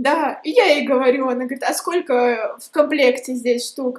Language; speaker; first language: Russian; native; Russian